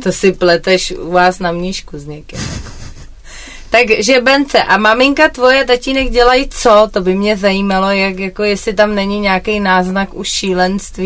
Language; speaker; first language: Czech; native; Czech